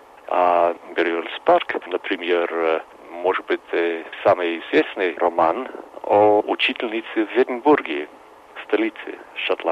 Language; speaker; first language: Russian; non-native, fluent; English